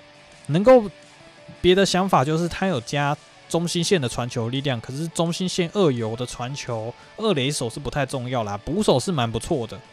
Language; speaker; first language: Chinese; native; Chinese